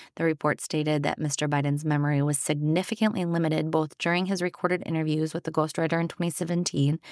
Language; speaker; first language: English; native; English